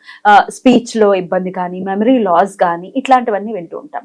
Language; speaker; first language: Telugu; native; Telugu